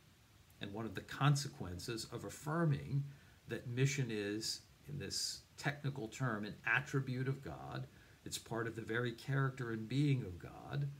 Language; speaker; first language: English; native; English